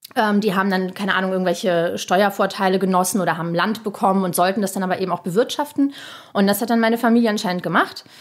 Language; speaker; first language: German; early bilingual, other home language; Russian